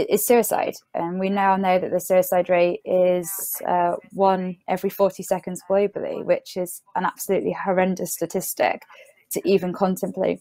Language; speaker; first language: English; native; English